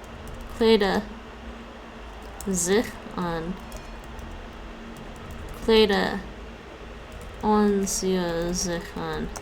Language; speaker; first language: Dutch; non-native, learner; English